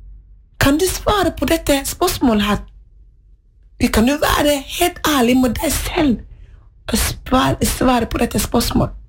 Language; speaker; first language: Norwegian; non-native, fluent; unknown